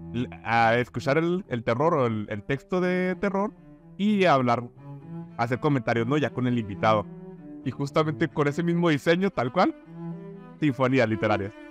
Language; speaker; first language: Spanish; native; Spanish